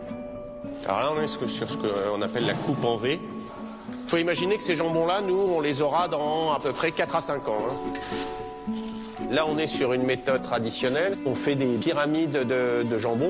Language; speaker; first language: French; native; French